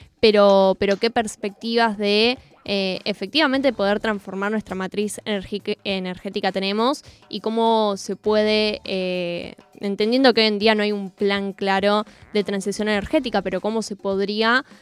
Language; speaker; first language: Spanish; native; Spanish